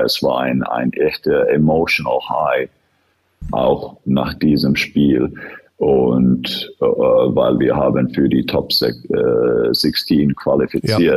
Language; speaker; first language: German; non-native, fluent; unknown